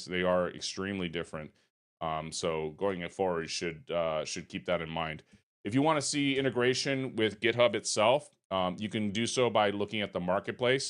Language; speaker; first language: English; native; English